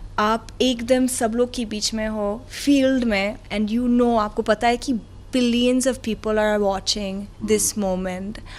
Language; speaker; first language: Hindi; non-native, fluent; Arabic